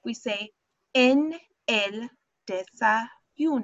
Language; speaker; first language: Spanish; non-native, fluent; English